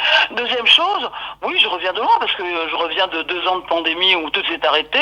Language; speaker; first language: French; native; French